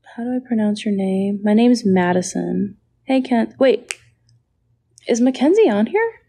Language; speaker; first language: English; native; English